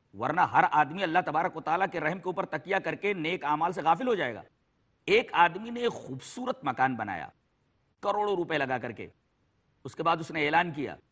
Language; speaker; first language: Urdu; native; Urdu